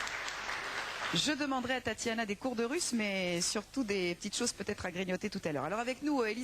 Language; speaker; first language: French; native; French